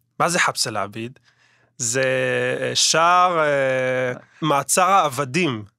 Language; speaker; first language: Hebrew; non-native, local second language; Arabic